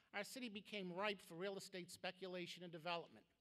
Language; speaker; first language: English; native; English